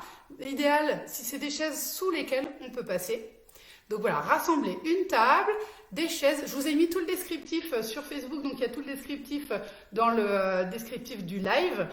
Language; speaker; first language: French; native; French